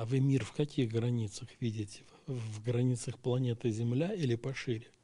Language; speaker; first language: Russian; native; Russian